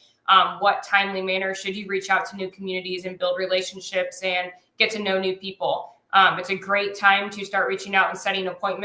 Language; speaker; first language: English; native; English